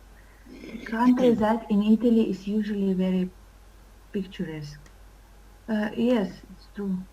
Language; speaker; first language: English; non-native, learner; Russian